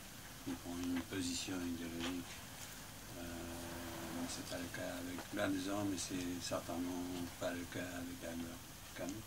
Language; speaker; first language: French; non-native, fluent; English